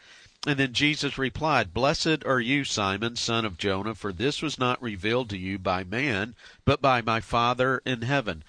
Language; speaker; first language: English; native; English